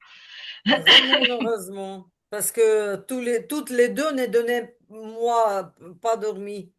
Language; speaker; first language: French; non-native, learner; Ukrainian